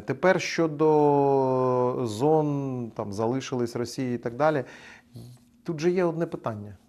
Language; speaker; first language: Ukrainian; native; Ukrainian